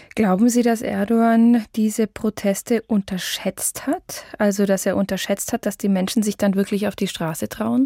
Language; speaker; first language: German; native; German